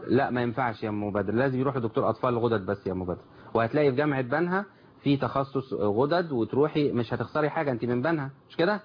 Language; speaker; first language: Arabic; native; Arabic